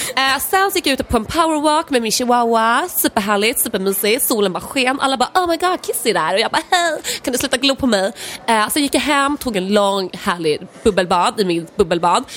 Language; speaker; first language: Swedish; early bilingual, other home language; Polish